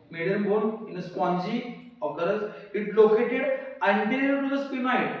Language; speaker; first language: English; non-native, local second language; Marathi